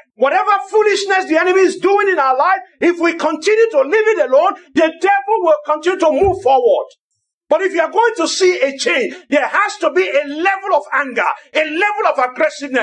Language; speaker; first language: English; non-native, local second language; Yoruba